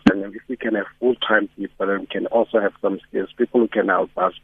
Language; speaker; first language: English; non-native, local second language; Northern Sotho